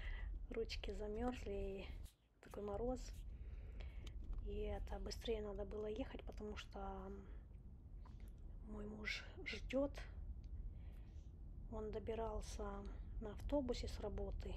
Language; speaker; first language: Russian; non-native, local second language; Romanian